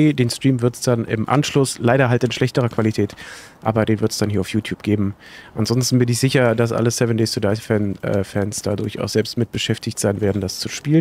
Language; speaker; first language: German; native; German